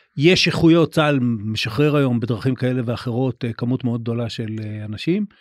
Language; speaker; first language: Hebrew; native; Hebrew